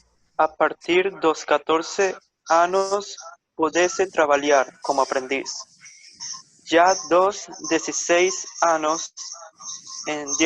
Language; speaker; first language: Portuguese; non-native, learner; Spanish